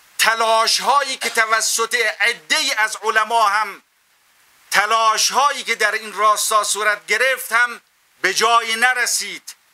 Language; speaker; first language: Persian; native; Persian